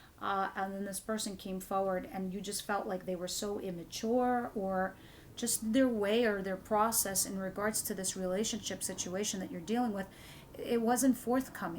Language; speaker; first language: English; native; English